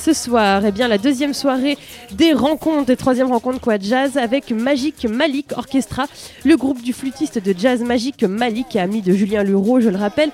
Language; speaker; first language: French; native; French